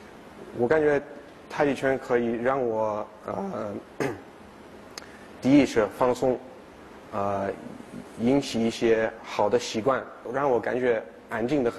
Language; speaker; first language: Chinese; non-native, fluent; English